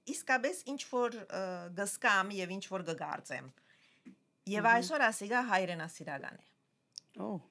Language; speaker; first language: Armenian; early bilingual, heritage; Armenian